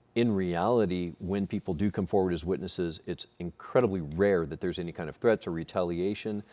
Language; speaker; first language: English; native; English